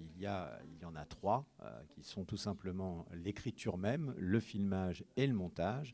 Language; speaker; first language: French; native; French